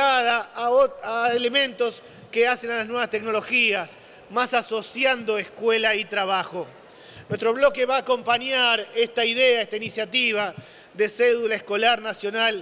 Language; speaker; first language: Spanish; native; Spanish